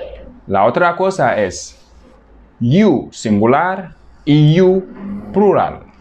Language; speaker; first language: Spanish; non-native, fluent; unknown